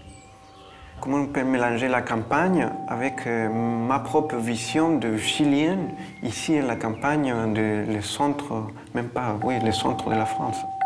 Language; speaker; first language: French; non-native, fluent; Spanish